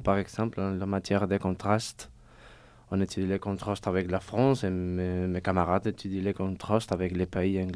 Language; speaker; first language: French; non-native, fluent; Spanish